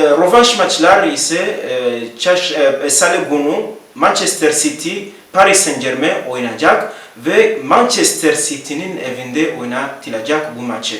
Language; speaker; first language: Turkish; non-native, learner; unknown